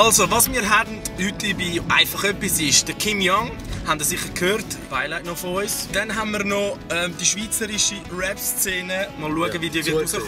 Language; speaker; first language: German; native; German